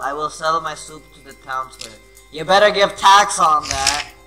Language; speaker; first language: English; non-native, local second language; Urdu